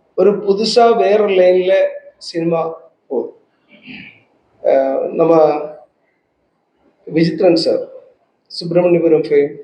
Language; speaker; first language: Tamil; non-native, learner; Malayalam